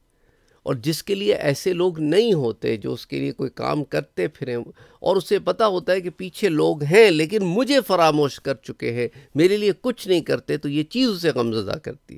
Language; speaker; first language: Urdu; native; Urdu